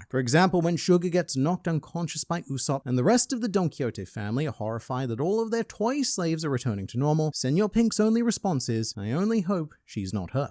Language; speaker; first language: English; native; English